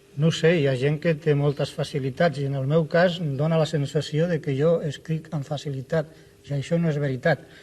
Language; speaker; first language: Catalan; non-native, local second language; Spanish